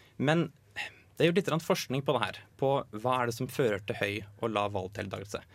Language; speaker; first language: Norwegian; native; Norwegian